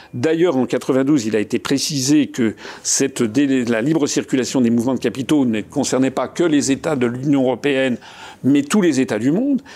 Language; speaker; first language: French; native; French